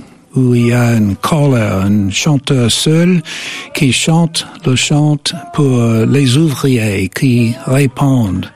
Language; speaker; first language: French; non-native, fluent; English